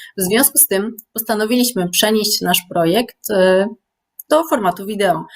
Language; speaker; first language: Polish; native; Polish